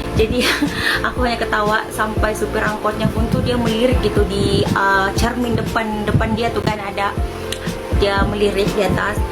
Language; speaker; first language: Indonesian; native; Indonesian